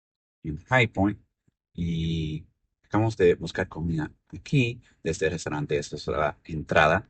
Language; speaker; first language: Spanish; early bilingual, heritage; Spanish